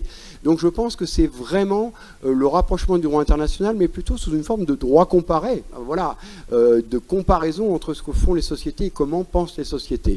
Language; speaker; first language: French; native; French